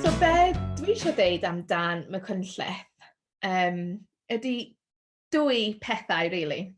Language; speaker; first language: Welsh; non-native, local second language; English